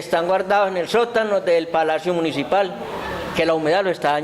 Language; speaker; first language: Spanish; native; Spanish